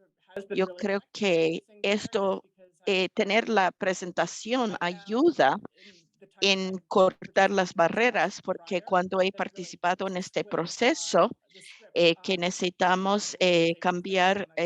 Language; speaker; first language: Spanish; non-native, fluent; English